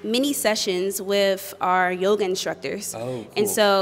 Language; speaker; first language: English; native; English